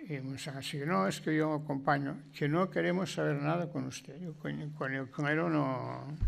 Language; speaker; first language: Spanish; non-native, local second language; Catalan